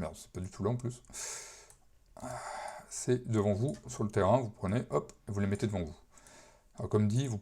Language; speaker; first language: French; native; French